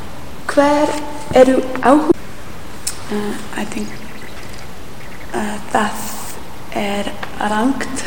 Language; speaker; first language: Icelandic; non-native, learner; English